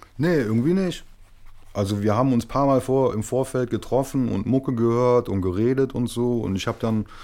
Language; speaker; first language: German; native; German